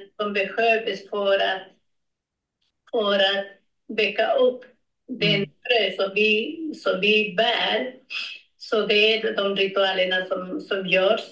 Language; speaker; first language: Swedish; non-native, learner; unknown